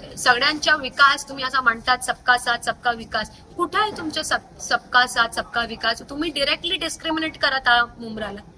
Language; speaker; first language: Marathi; non-native, local second language; Urdu